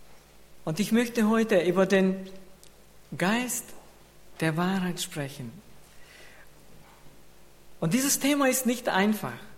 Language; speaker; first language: German; non-native, fluent; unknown